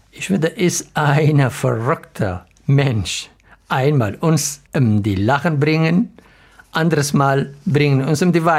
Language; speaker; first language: German; non-native, learner; Arabic